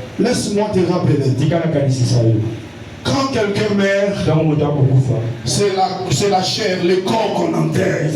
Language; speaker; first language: French; non-native, local second language; Lingala